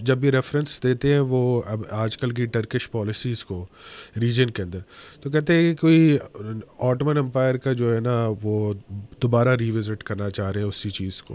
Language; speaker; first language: Urdu; native; Urdu